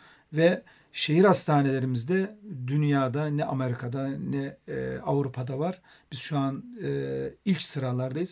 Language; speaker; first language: Turkish; native; Turkish